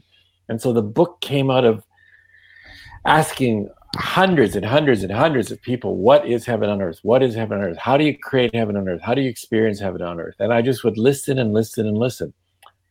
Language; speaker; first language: English; non-native, fluent; Yiddish